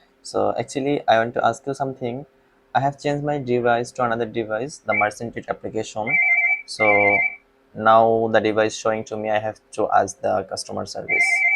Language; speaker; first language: English; non-native, local second language; Bangla